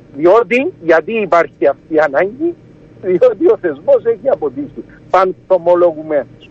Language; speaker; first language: Greek; early bilingual, heritage; Greek